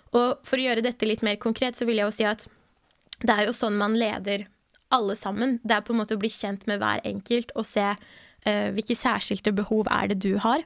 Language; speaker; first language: Norwegian; early bilingual, other home language; Persian